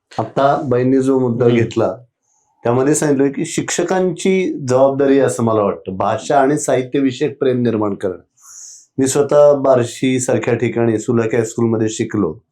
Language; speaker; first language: Marathi; native; Marathi